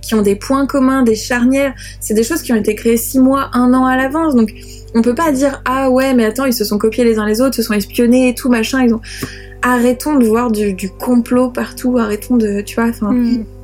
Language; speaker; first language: French; native; French